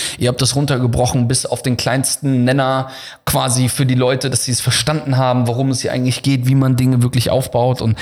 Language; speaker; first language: German; native; German